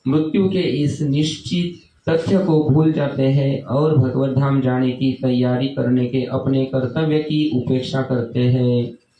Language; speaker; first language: Hindi; non-native, local second language; Marathi